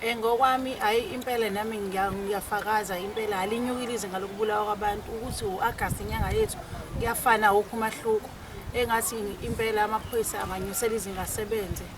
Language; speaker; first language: Zulu; native; Zulu